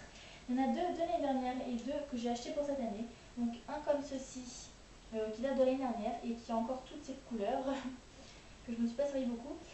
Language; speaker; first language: French; native; French